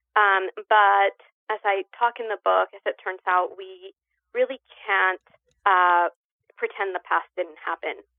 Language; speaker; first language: English; early bilingual, other home language; Spanish